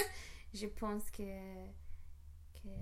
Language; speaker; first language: French; non-native, learner; English